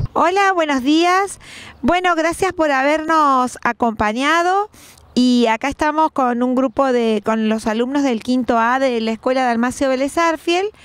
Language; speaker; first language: Spanish; native; Spanish